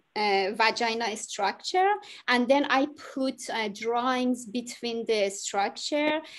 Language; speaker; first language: English; non-native, learner; Persian